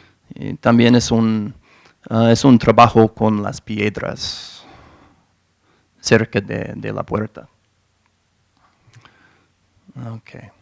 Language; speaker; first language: Spanish; non-native, fluent; English